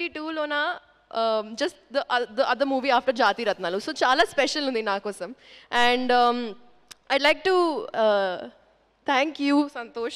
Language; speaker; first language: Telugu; non-native, local second language; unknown